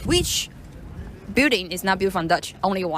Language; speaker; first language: English; non-native, fluent; Chinese